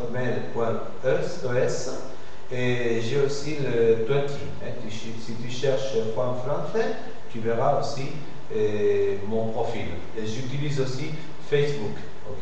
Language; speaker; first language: French; non-native, fluent; Spanish